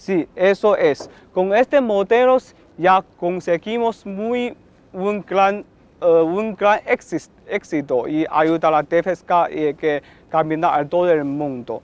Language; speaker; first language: Spanish; non-native, learner; Chinese